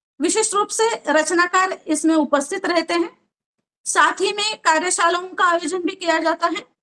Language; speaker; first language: Hindi; non-native, local second language; Marathi